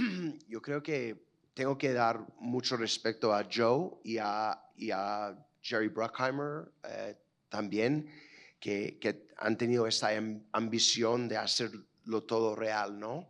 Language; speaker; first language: Spanish; non-native, fluent; English